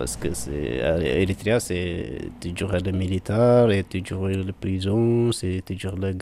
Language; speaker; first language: French; non-native, learner; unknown